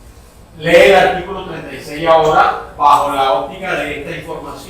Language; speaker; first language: Spanish; native; Spanish